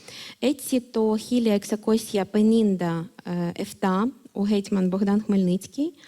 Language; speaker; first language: Greek; non-native, fluent; Ukrainian